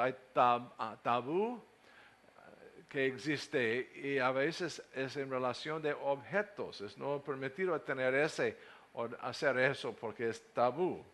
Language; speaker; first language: Spanish; non-native, learner; English